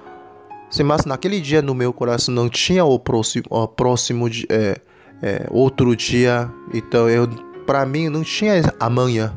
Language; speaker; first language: Portuguese; non-native, learner; Korean